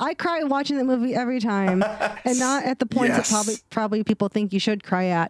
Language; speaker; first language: English; native; English